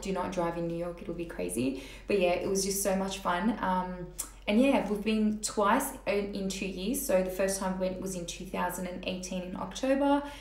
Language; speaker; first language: English; early bilingual, other home language; Turkish